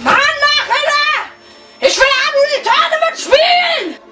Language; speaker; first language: German; native; German